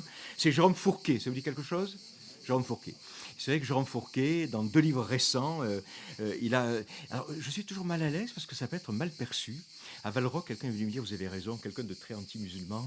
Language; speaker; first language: French; native; French